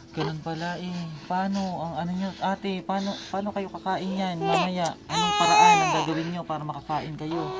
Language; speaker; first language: Filipino; native; Filipino